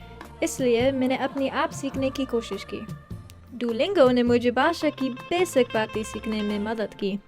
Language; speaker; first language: Hindi; early bilingual, heritage; English